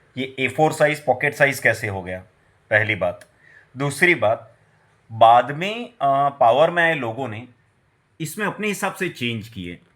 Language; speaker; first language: Hindi; non-native, local second language; Gujarati